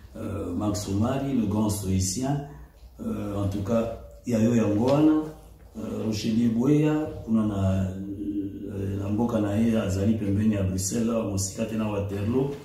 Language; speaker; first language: Lingala; native; Lingala